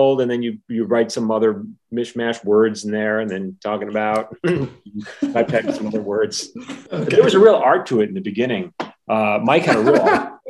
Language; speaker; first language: English; native; English